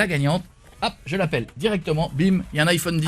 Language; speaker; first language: French; native; French